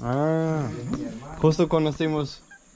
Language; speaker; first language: Spanish; non-native, learner; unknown